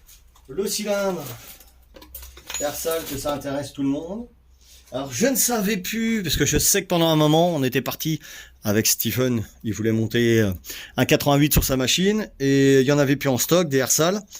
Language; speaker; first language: French; native; French